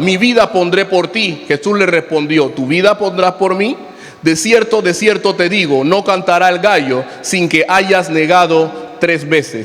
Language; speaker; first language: Spanish; native; Spanish